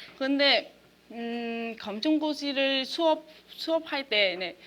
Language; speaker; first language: Korean; non-native, learner; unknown